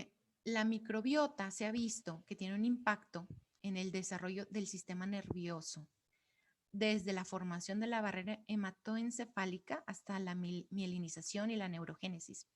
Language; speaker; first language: Spanish; native; Spanish